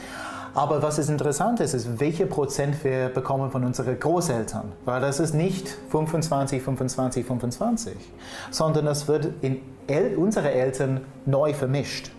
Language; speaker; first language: German; non-native, fluent; English